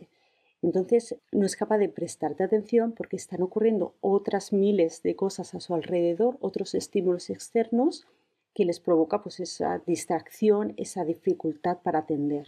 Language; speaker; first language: Spanish; native; Spanish